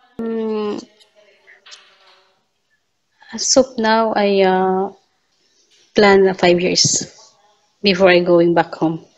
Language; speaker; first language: English; non-native, learner; Filipino